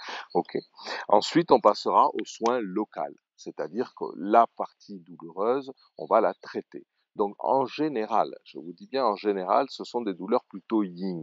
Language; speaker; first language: French; native; French